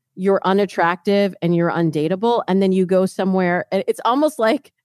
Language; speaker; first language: English; native; English